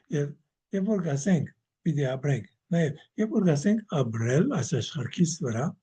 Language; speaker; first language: Armenian; early bilingual, heritage; Armenian